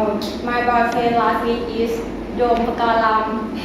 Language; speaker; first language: English; non-native, learner; Thai